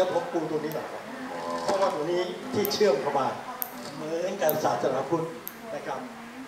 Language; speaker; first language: Thai; native; Thai